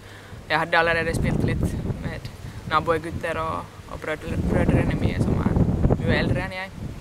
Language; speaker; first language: Norwegian; non-native, fluent; Finnish